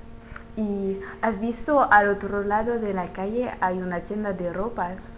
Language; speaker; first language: Spanish; non-native, learner; French